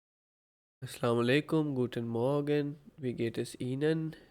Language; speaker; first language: German; non-native, fluent; Urdu